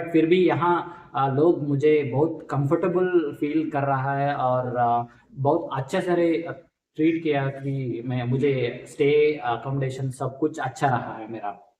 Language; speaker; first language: Hindi; non-native, local second language; Telugu